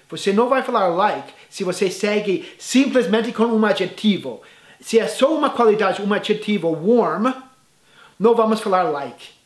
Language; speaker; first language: Portuguese; non-native, fluent; English